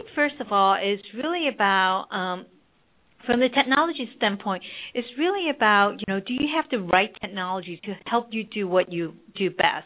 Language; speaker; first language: English; non-native, local second language; Cantonese